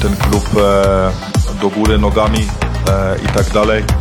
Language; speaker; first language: Polish; early bilingual, heritage; Polish